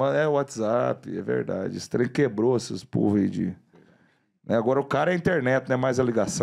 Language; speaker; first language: Portuguese; native; Portuguese